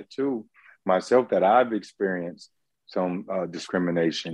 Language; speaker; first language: English; native; English